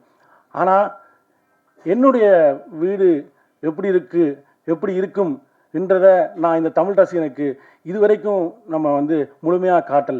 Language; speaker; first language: Tamil; native; Tamil